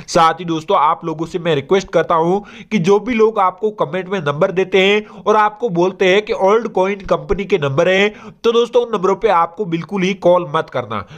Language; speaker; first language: Hindi; non-native, local second language; Gujarati